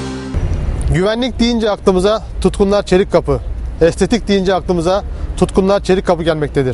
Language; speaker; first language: Turkish; native; Turkish